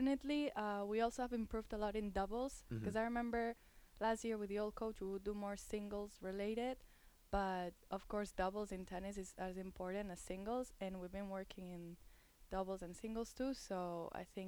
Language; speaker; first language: English; non-native, fluent; Spanish